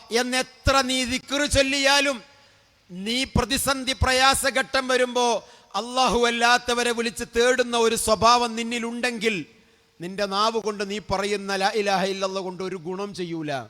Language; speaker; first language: Malayalam; native; Malayalam